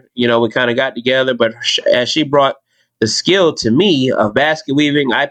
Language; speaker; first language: English; native; English